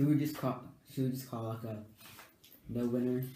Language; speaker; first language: English; native; English